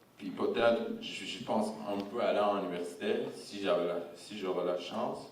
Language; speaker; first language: French; non-native, fluent; Persian